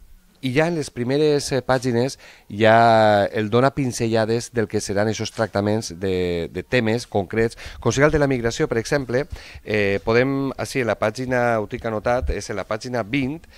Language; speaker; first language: Catalan; native; Catalan